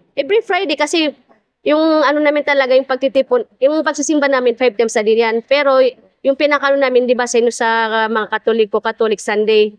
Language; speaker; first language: Filipino; non-native, local second language; Maranao